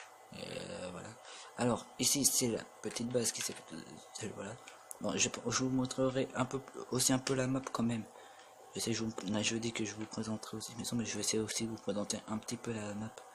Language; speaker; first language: French; native; French